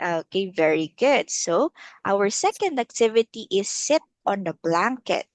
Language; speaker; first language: English; non-native, local second language; Filipino